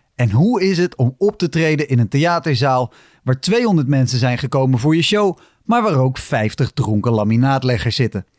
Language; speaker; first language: Dutch; native; Dutch